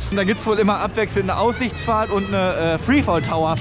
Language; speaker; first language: German; native; German